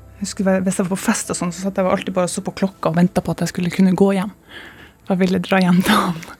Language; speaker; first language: Norwegian; native; Norwegian